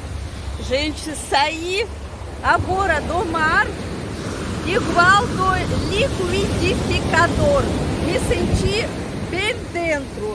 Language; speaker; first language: Portuguese; non-native, fluent; Russian